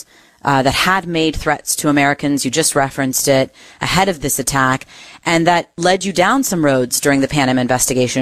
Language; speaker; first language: English; native; English